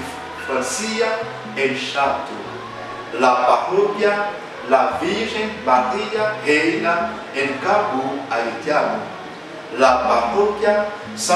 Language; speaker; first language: Spanish; non-native, fluent; Haitian Creole